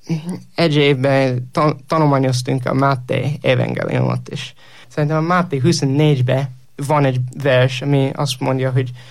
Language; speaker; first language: Hungarian; non-native, learner; English